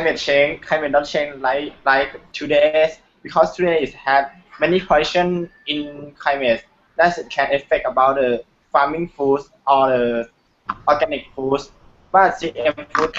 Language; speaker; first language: English; non-native, learner; Thai